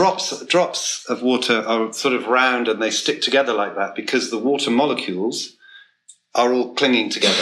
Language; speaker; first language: English; native; English